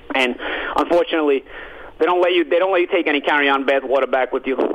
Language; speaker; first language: English; early bilingual, other home language; Italian